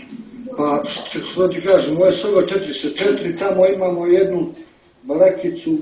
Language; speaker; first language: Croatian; non-native, local second language; Romany